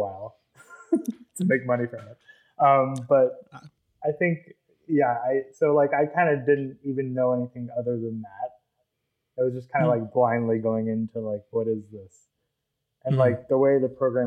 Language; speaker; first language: English; native; English